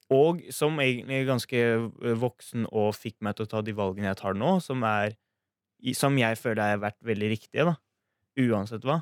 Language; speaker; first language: Norwegian; early bilingual, other home language; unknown